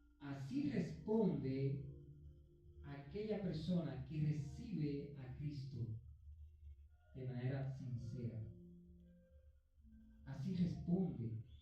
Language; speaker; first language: Spanish; native; Spanish